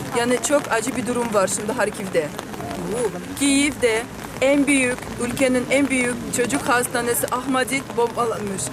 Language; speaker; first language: Turkish; non-native, fluent; Ukrainian